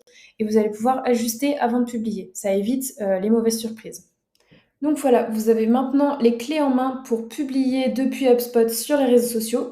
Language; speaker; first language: French; native; French